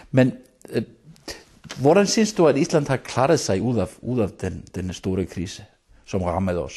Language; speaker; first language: Danish; non-native, fluent; Icelandic